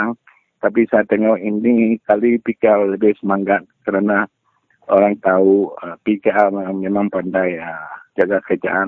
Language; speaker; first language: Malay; non-native, local second language; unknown